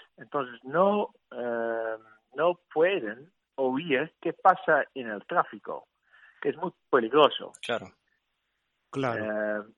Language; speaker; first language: Spanish; non-native, learner; Dutch